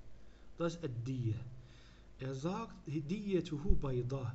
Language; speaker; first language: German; non-native, fluent; Arabic